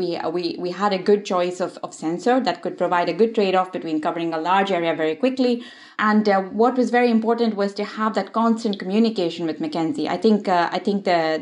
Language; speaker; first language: English; non-native, local second language; Odia